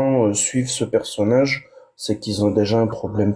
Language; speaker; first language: French; native; French